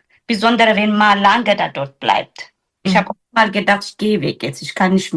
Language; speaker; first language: German; non-native, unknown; Tigrinya